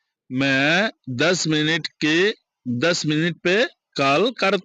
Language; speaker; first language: Hindi; non-native, fluent; Bangla